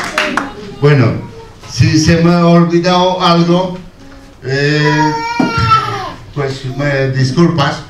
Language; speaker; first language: Spanish; non-native, learner; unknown